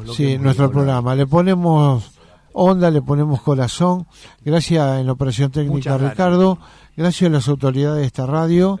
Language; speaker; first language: Spanish; native; Spanish